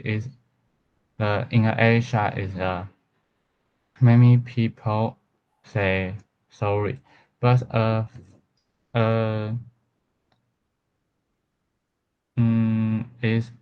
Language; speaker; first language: English; non-native, learner; Chinese